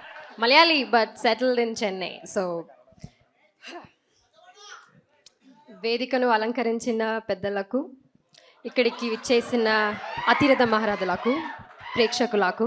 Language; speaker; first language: Telugu; non-native, learner; Malayalam